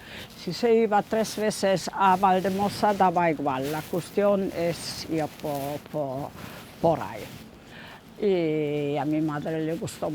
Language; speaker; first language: Spanish; non-native, fluent; German